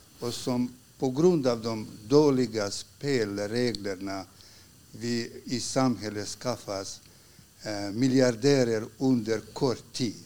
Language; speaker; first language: Swedish; non-native, fluent; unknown